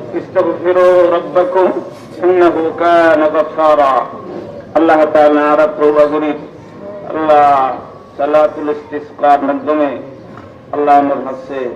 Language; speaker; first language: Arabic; non-native, fluent; Bangla